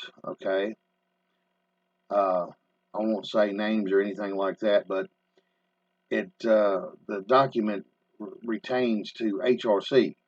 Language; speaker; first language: English; native; English